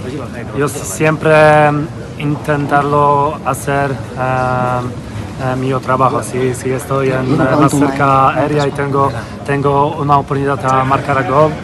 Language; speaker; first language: Spanish; non-native, fluent; Polish